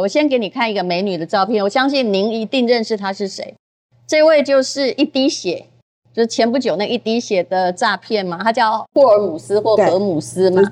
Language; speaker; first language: Chinese; native; Chinese